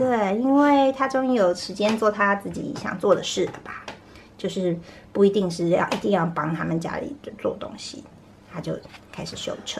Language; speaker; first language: Chinese; native; Chinese